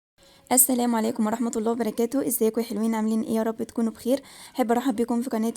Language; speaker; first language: Arabic; native; Arabic